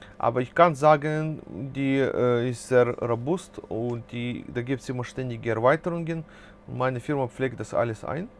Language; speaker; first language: German; non-native, fluent; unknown